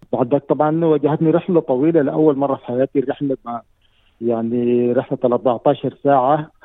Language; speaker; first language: Arabic; native; Arabic